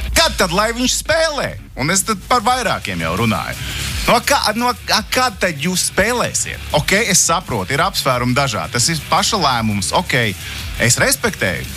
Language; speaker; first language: Latvian; native; Latvian